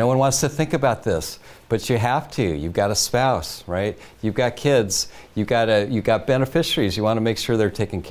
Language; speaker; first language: English; native; English